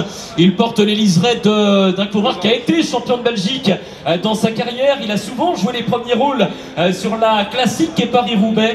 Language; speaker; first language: French; native; French